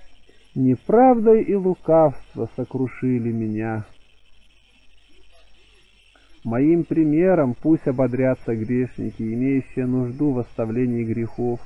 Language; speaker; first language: Russian; native; Russian